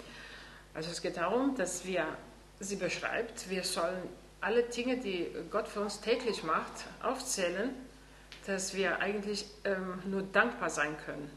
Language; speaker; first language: German; non-native, fluent; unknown